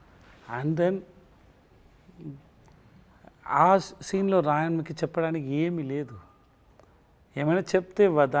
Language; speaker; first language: Telugu; non-native, learner; Tamil